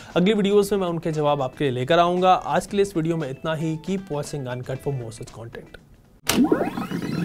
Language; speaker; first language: Hindi; native; Hindi